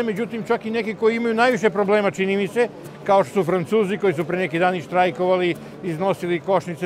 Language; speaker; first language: Serbian; native; Serbian